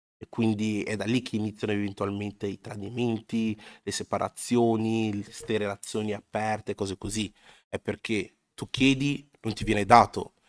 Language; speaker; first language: Italian; early bilingual, other home language; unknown